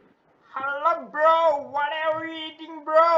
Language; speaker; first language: English; non-native, learner; Malayalam